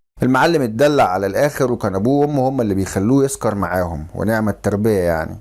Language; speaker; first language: Arabic; native; Arabic